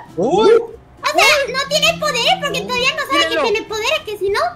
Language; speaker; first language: Spanish; native; Spanish